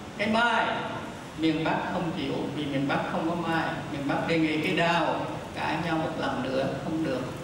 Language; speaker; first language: Vietnamese; native; Vietnamese